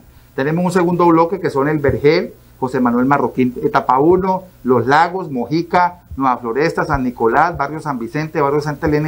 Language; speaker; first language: Spanish; native; Spanish